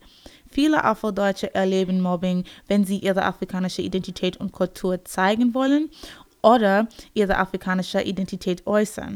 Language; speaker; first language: German; non-native, learner; English